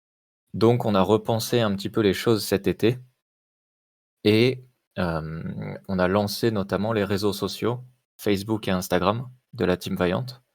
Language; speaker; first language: French; native; French